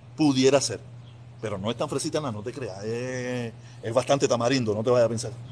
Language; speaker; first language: Spanish; native; Spanish